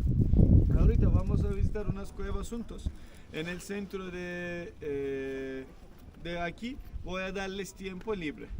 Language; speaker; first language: Spanish; non-native, fluent; Turkish